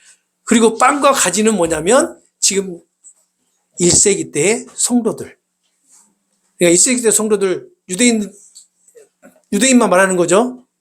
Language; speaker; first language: Korean; native; Korean